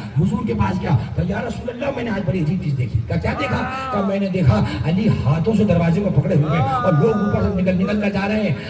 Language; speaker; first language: Urdu; native; Urdu